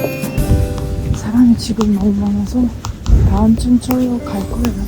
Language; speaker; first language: Korean; non-native, learner; Ukrainian